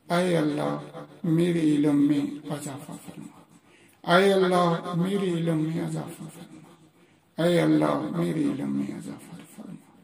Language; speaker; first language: Urdu; non-native, local second language; Punjabi